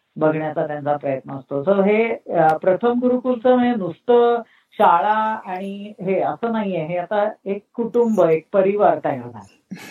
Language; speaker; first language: Marathi; native; Marathi